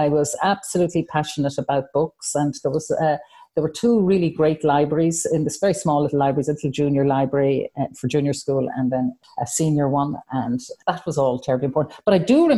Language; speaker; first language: English; native; English